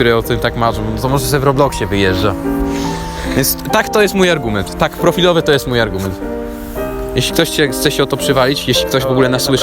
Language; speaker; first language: Polish; native; Polish